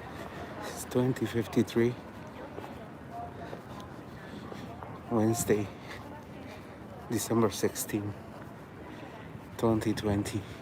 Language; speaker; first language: English; non-native, learner; Spanish